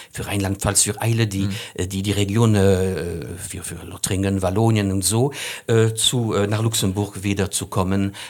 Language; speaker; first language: German; non-native, fluent; French